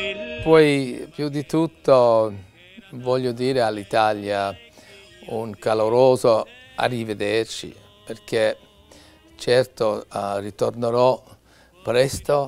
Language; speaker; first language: Italian; non-native, learner; English